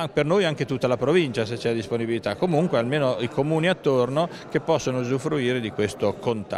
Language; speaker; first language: Italian; native; Italian